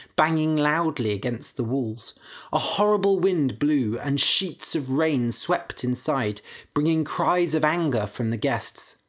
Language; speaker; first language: English; native; English